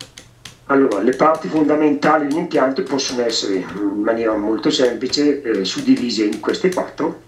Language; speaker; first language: Italian; native; Italian